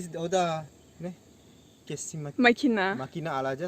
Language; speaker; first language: Turkish; non-native, learner; Indonesian